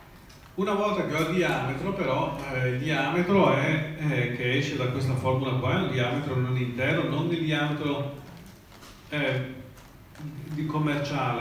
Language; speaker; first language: Italian; native; Italian